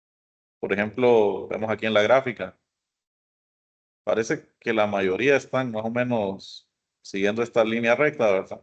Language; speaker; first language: Spanish; native; Spanish